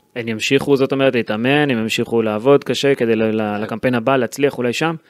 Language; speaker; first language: Hebrew; native; Hebrew